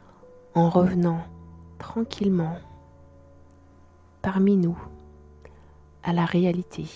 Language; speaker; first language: French; native; French